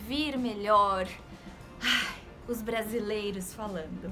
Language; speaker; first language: Portuguese; native; Portuguese